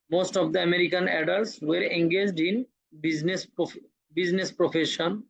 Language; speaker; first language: English; non-native, local second language; Bangla